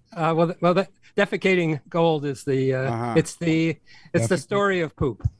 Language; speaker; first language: English; native; English